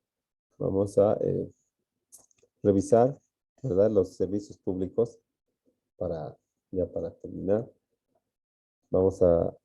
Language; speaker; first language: Spanish; native; Spanish